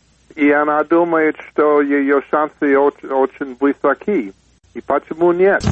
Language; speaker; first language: Russian; non-native, fluent; English